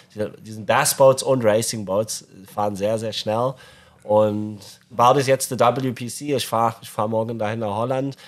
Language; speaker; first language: German; non-native, fluent; English